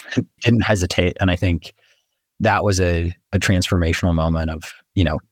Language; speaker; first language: English; native; English